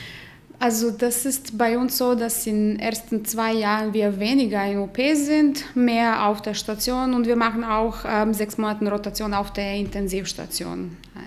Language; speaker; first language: German; non-native, fluent; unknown